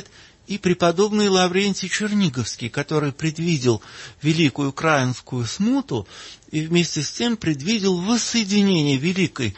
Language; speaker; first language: Russian; native; Russian